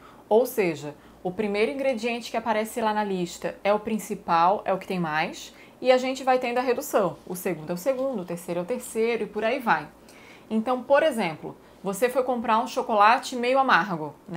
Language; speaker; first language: Portuguese; native; Portuguese